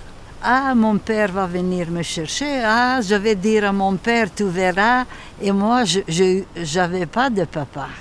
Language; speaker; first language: French; non-native, local second language; Macedonian